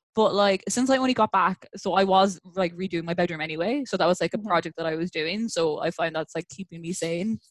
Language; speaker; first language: English; native; English